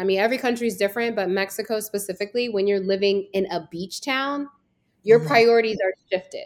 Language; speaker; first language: English; native; English